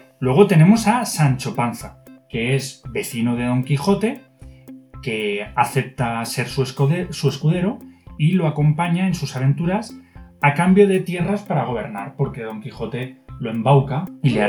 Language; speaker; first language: Spanish; native; Spanish